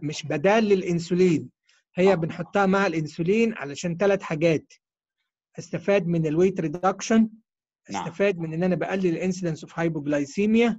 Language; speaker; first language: Arabic; native; Arabic